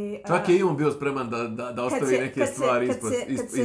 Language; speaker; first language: Serbian; native; Serbian